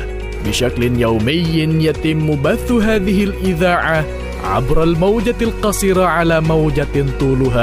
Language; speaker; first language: Arabic; non-native, fluent; Indonesian